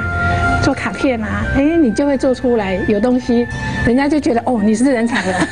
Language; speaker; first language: Chinese; native; Chinese